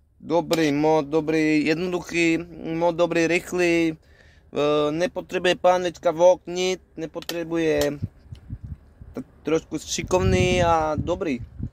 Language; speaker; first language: Czech; non-native, learner; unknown